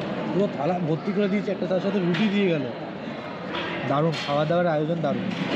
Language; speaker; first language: Bangla; native; Bangla